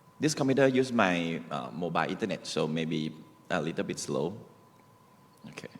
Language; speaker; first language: English; non-native, learner; Thai